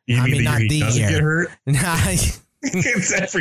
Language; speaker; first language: English; native; English